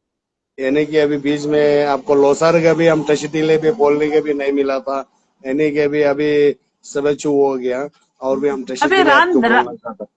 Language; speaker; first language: Hindi; non-native, local second language; Tibetan